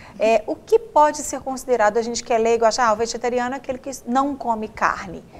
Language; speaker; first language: Portuguese; native; Portuguese